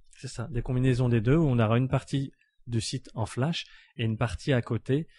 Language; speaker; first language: French; native; French